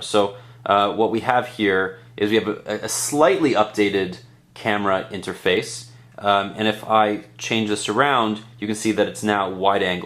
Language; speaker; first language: English; native; English